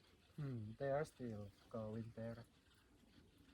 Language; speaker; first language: English; non-native, learner; Finnish